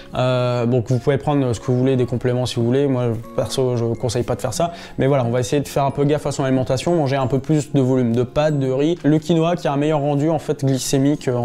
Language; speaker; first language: French; native; French